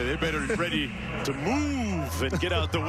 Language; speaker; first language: English; native; English